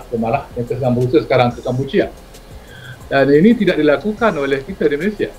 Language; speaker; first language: Malay; native; Malay